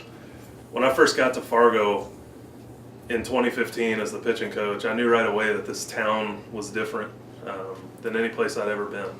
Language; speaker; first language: English; native; English